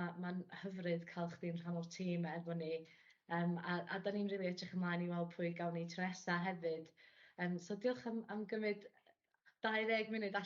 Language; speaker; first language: Welsh; native; Welsh